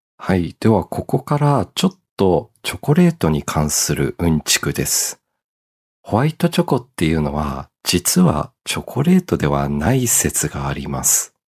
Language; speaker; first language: Japanese; early bilingual, heritage; Japanese